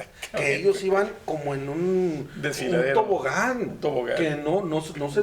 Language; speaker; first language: Spanish; native; Spanish